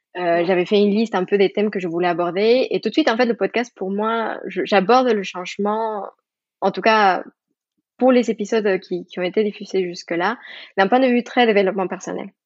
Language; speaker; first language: French; non-native, fluent; Spanish